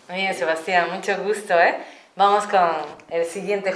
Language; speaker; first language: Spanish; native; Spanish